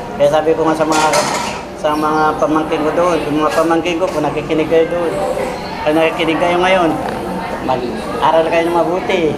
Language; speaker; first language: Filipino; non-native, local second language; Kinaray-a